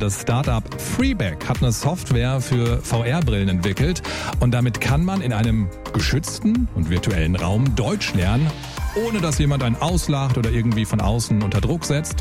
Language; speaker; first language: German; native; German